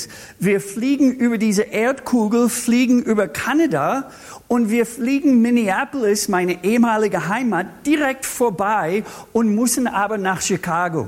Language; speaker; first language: German; non-native, fluent; English